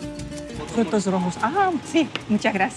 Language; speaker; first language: Spanish; non-native, learner; Portuguese